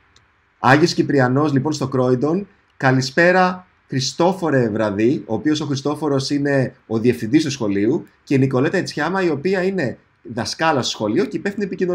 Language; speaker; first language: Greek; native; Greek